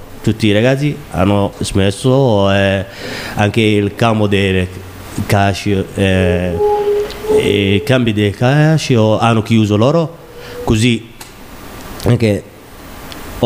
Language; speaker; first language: Italian; non-native, learner; Somali